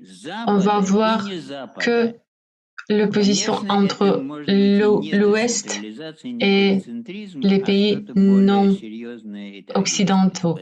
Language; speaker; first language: French; non-native, fluent; Russian